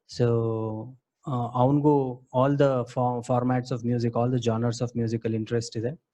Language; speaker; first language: English; non-native, local second language; Kannada